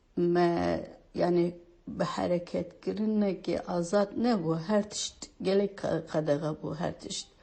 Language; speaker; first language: Kurdish; native; Kurdish